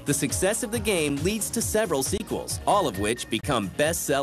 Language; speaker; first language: English; native; English